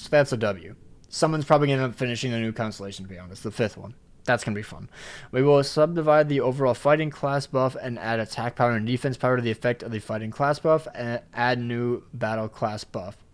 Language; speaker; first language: English; native; English